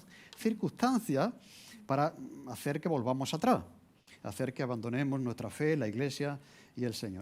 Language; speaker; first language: Spanish; native; Spanish